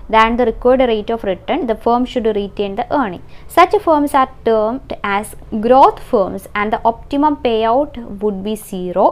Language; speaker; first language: English; non-native, local second language; Malayalam